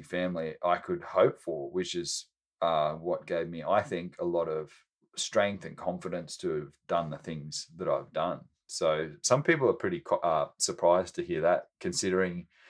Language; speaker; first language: English; native; English